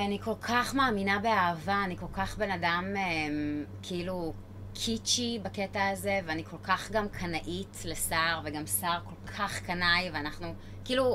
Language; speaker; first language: Hebrew; native; Hebrew